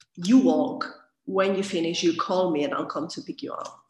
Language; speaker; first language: English; non-native, fluent; Catalan